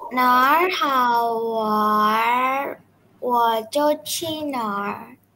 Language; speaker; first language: Chinese; non-native, learner; Indonesian